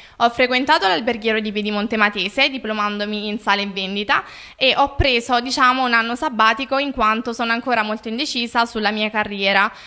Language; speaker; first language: Italian; native; Italian